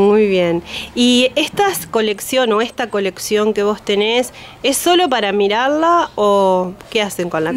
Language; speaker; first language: Spanish; native; Spanish